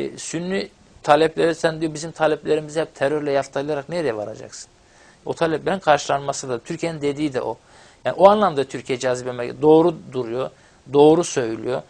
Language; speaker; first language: Turkish; non-native, local second language; Kurdish